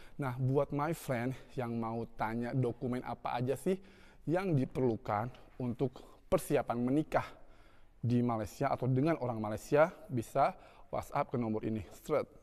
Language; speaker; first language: Indonesian; native; Indonesian